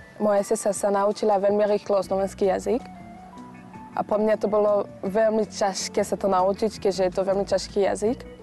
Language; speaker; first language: Slovak; non-native, fluent; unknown